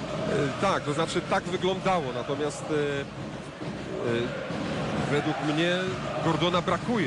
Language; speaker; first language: Polish; native; Polish